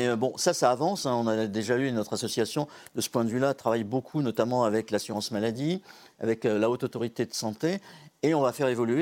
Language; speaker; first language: French; native; French